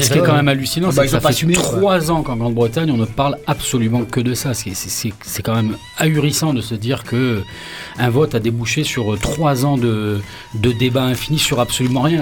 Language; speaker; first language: French; native; French